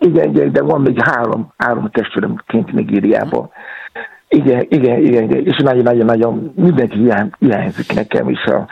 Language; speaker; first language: Hungarian; non-native, fluent; Yoruba